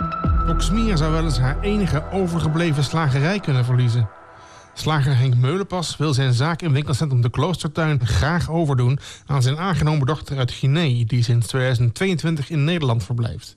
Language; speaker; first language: Dutch; native; Dutch